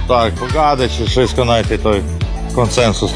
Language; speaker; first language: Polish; non-native, learner; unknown